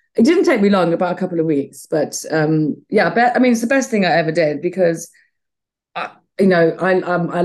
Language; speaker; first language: English; native; English